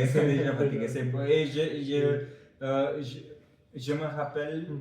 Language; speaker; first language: French; non-native, fluent; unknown